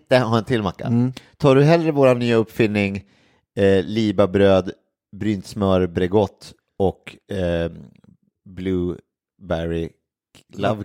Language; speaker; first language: Swedish; native; Swedish